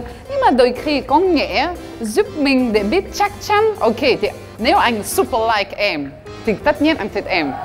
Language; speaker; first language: Vietnamese; non-native, fluent; French